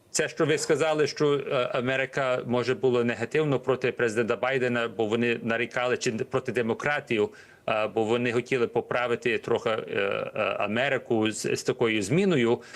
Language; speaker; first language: Ukrainian; early bilingual, heritage; Ukrainian